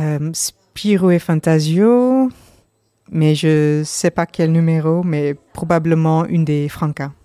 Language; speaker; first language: French; non-native, learner; Dutch